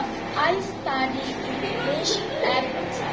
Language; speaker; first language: English; non-native, learner; Indonesian